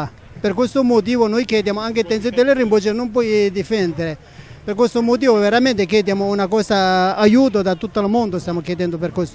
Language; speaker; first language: Italian; non-native, learner; Tibetan